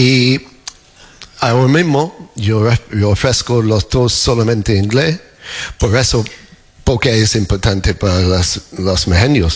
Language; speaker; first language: Spanish; non-native, learner; English